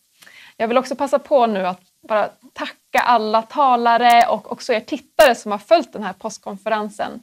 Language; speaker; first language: Swedish; native; Swedish